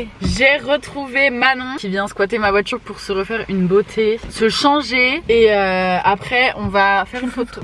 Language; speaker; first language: French; native; French